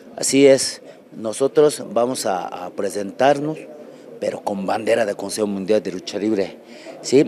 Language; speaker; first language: Spanish; non-native, learner; Japanese